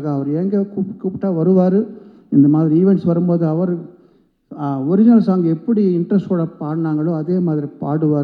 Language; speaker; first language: Tamil; non-native, local second language; Telugu